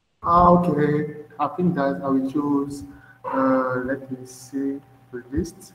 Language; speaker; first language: English; non-native, fluent; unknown